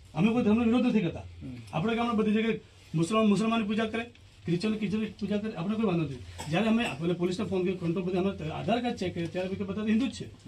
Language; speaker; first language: Gujarati; non-native, local second language; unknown